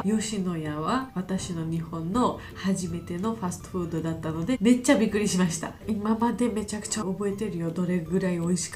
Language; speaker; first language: Japanese; non-native, learner; Georgian